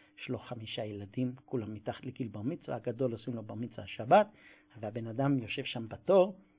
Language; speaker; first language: Hebrew; non-native, fluent; English